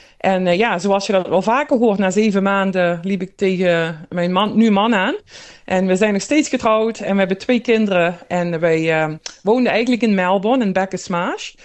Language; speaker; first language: Dutch; native; Dutch